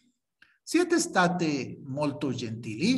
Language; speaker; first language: Italian; non-native, fluent; Spanish